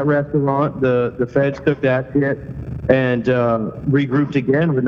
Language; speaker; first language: English; native; English